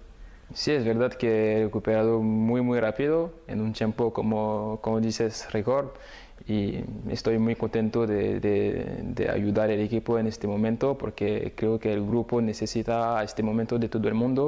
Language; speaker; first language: Spanish; non-native, fluent; French